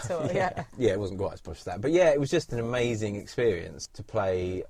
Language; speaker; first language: English; native; English